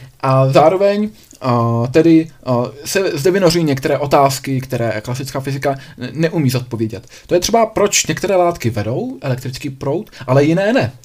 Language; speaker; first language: Czech; native; Czech